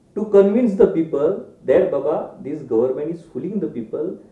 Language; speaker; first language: English; non-native, local second language; Marathi